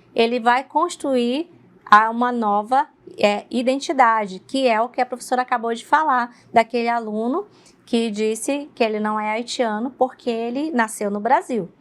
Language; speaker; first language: Portuguese; native; Portuguese